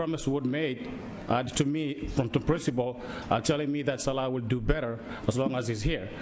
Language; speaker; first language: English; non-native, learner; Somali